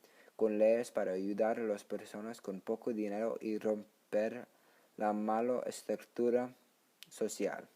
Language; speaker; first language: Spanish; non-native, learner; English